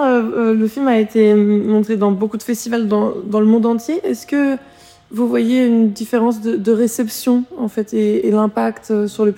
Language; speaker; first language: French; native; French